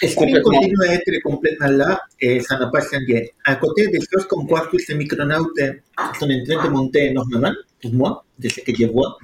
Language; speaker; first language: French; non-native, fluent; Spanish